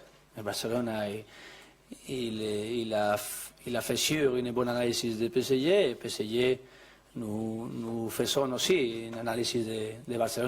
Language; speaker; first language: French; non-native, learner; Spanish